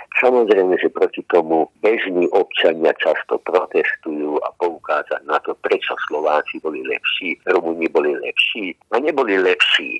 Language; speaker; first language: Slovak; non-native, local second language; Hungarian